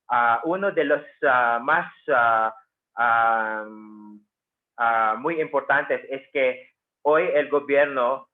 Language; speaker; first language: Spanish; non-native, fluent; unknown